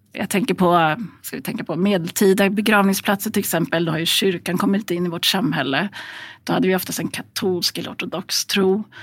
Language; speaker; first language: Swedish; native; Swedish